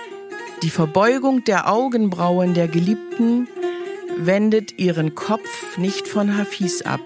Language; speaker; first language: German; native; German